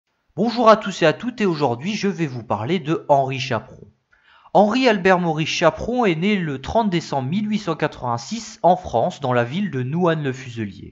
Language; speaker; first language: French; native; French